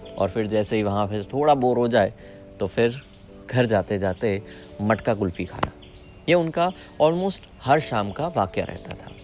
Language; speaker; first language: Hindi; non-native, local second language; Gujarati